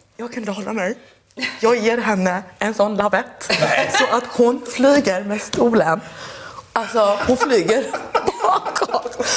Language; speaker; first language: Swedish; early bilingual, other home language; Turkish